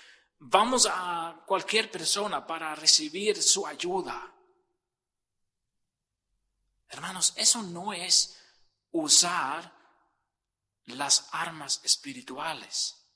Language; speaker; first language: Spanish; non-native, fluent; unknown